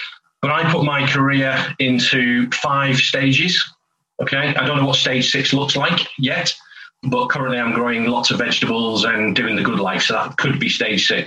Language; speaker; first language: English; native; English